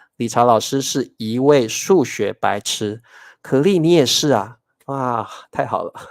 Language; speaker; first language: Chinese; native; Chinese